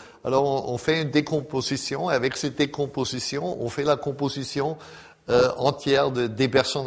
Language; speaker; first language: French; non-native, fluent; German